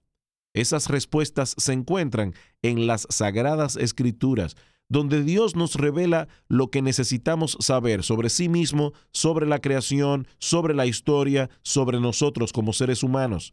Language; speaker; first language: Spanish; native; Spanish